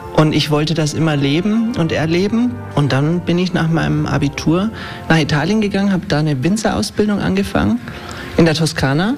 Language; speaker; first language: German; native; German